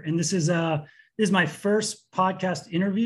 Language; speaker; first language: English; native; English